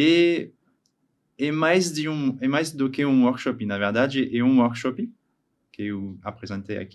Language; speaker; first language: Portuguese; non-native, learner; French